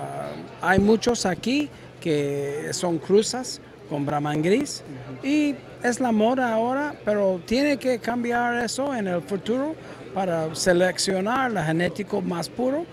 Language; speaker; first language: Spanish; non-native, learner; English